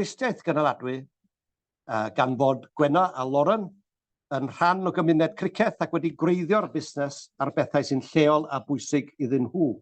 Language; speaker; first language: Welsh; native; Welsh